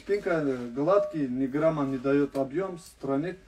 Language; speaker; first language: Russian; non-native, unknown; Turkish